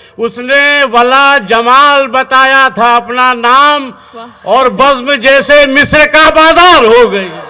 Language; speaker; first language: Urdu; native; Urdu